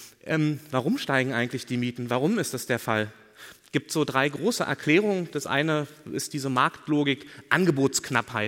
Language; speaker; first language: German; native; German